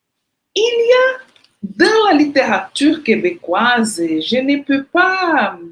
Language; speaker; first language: French; non-native, fluent; Portuguese